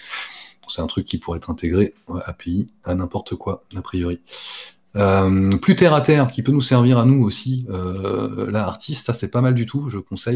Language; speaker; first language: French; native; French